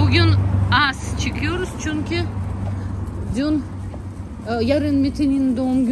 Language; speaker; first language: Turkish; non-native, learner; Russian